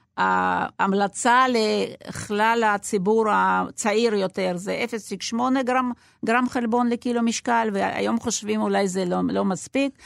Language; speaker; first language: Hebrew; non-native, fluent; Russian